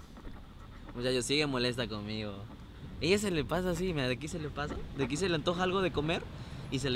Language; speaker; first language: Spanish; native; Spanish